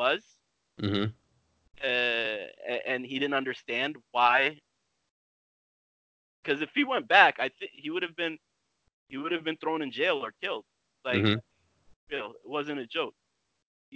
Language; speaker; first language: English; native; English